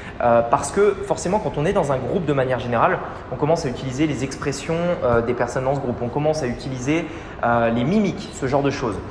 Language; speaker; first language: French; native; French